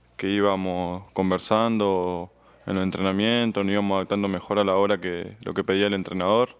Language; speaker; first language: Spanish; native; Spanish